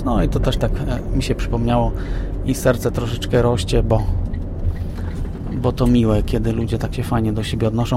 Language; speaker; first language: Polish; native; Polish